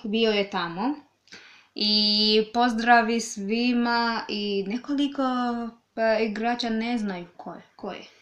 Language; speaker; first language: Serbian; non-native, learner; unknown